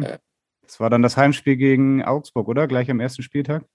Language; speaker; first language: German; native; German